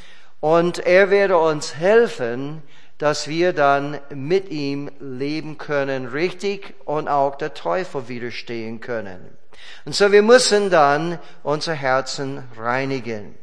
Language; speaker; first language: German; non-native, fluent; English